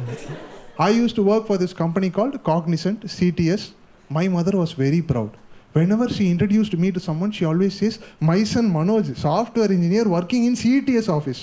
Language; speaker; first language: English; non-native, local second language; Tamil